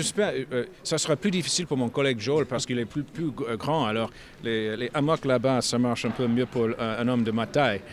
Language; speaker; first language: French; non-native, fluent; English